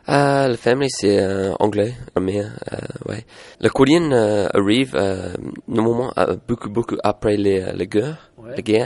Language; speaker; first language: French; non-native, learner; English